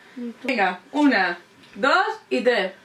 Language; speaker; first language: Spanish; native; Spanish